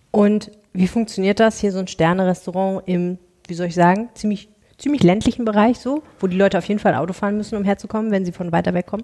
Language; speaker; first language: German; native; German